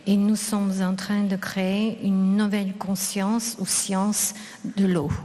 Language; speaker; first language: French; non-native, fluent; Russian